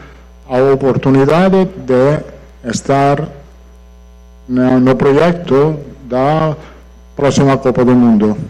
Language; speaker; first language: Portuguese; non-native, fluent; Italian